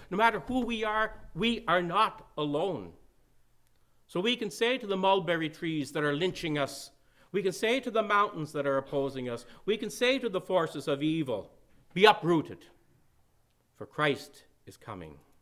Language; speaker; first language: English; native; English